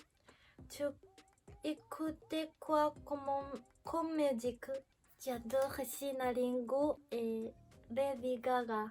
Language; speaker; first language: French; non-native, learner; Japanese